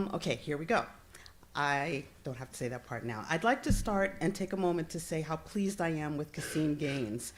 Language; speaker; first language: English; native; English